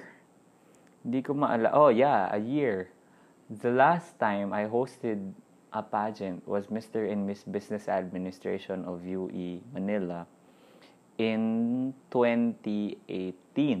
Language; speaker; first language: English; non-native, local second language; Filipino